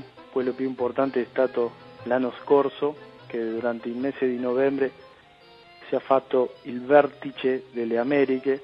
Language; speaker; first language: Italian; early bilingual, heritage; Spanish